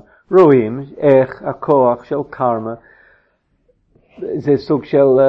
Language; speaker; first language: Hebrew; non-native, fluent; English